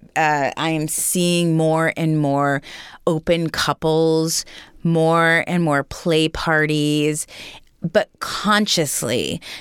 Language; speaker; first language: English; native; English